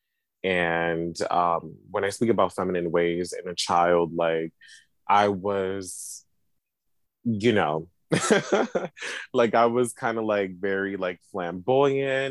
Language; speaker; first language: English; native; English